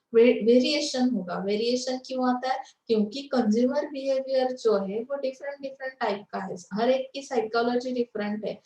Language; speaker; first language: Hindi; non-native, local second language; Marathi